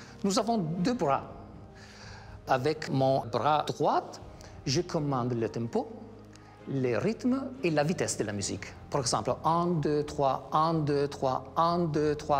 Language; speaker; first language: French; non-native, fluent; Italian